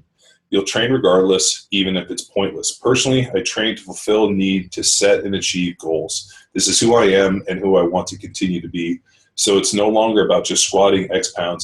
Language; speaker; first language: English; native; English